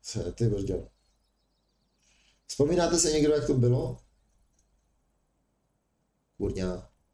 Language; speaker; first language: Czech; native; Czech